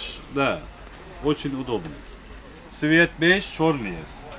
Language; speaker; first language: Russian; non-native, learner; Turkish